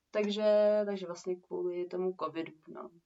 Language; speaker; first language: Czech; early bilingual, heritage; Czech